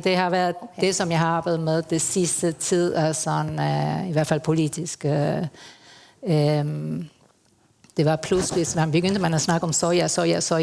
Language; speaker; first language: Danish; non-native, fluent; Spanish